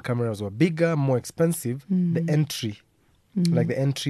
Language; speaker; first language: English; non-native, local second language; Kamba